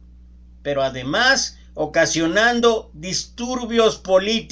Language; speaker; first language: Spanish; native; Spanish